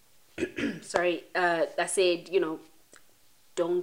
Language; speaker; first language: English; non-native, local second language; Tswana